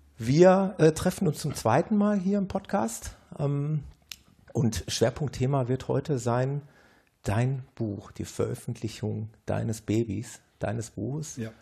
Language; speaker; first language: German; native; German